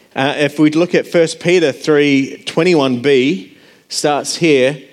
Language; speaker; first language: English; native; English